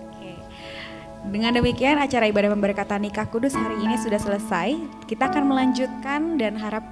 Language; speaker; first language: Indonesian; native; Indonesian